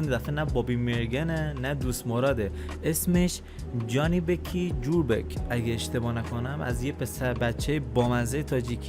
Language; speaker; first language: Persian; native; Persian